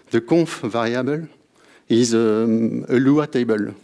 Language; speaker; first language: English; non-native, fluent; French